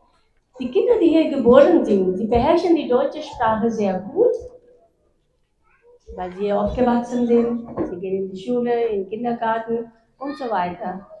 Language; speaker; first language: German; non-native, fluent; Urdu